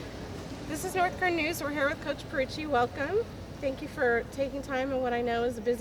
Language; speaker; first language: English; native; English